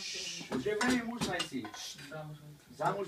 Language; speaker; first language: Russian; early bilingual, heritage; Russian